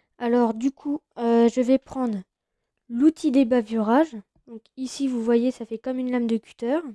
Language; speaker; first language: French; native; French